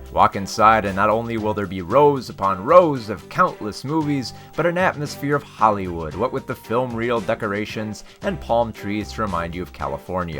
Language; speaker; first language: English; native; English